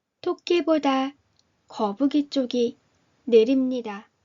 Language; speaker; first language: Korean; native; Korean